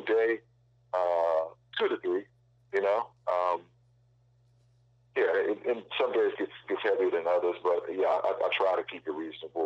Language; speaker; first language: English; native; English